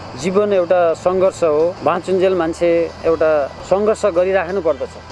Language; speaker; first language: Nepali; native; Nepali